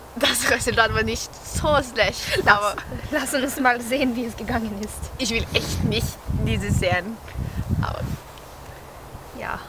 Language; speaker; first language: German; non-native, learner; Norwegian